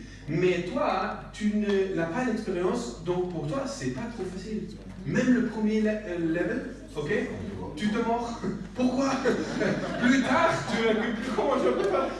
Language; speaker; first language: French; non-native, learner; English